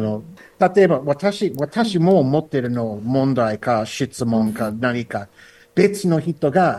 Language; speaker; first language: Japanese; non-native, learner; English